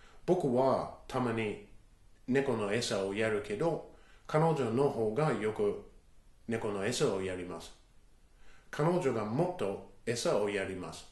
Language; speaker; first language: Japanese; non-native, fluent; English